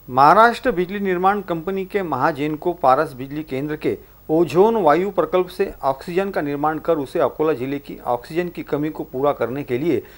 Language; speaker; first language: Hindi; non-native, local second language; Marathi